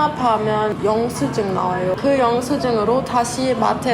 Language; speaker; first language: Korean; non-native, learner; German